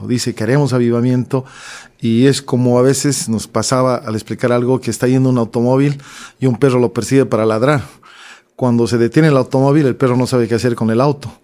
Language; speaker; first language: Spanish; native; Spanish